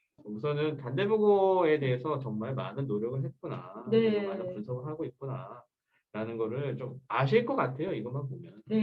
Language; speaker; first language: Korean; native; Korean